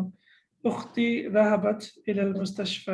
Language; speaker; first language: Arabic; non-native, fluent; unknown